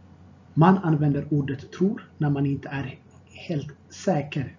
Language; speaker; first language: Swedish; non-native, fluent; Tigrinya